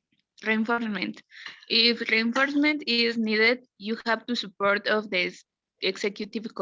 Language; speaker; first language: English; non-native, learner; Spanish